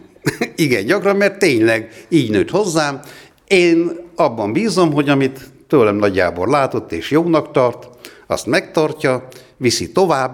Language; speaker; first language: Hungarian; native; Hungarian